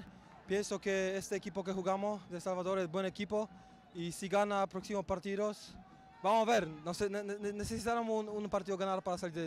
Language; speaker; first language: Spanish; non-native, fluent; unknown